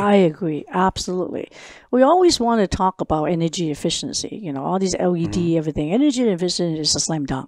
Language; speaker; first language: English; non-native, local second language; Cantonese